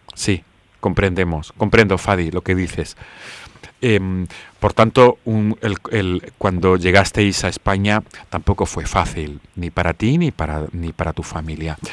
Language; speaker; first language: Spanish; native; Spanish